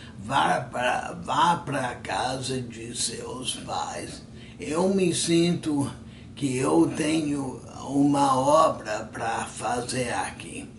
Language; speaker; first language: Portuguese; non-native, fluent; English